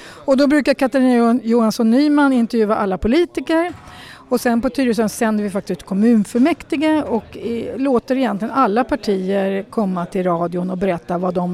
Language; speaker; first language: Swedish; native; Swedish